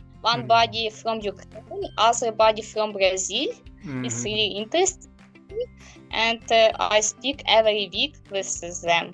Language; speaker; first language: English; non-native, learner; Ukrainian